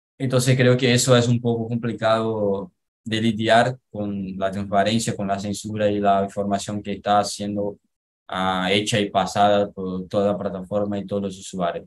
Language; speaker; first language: Spanish; non-native, learner; Portuguese